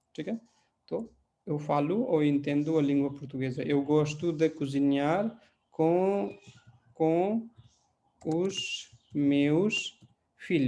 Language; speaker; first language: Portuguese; non-native, fluent; Hindi